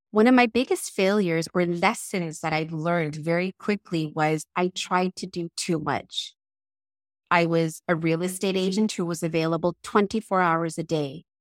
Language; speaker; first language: English; native; English